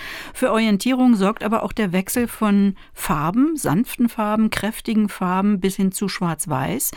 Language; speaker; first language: German; native; German